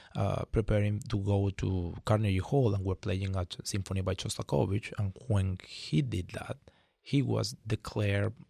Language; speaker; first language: English; non-native, fluent; Spanish